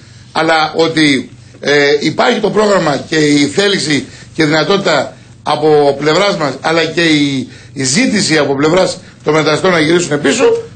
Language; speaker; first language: Greek; native; Greek